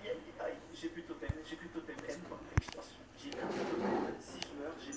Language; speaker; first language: French; native; French